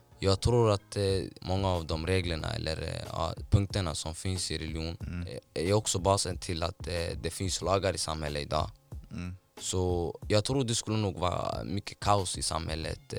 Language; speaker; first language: Swedish; non-native, fluent; Somali